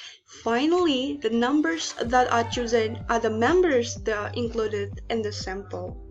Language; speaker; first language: English; non-native, learner; Indonesian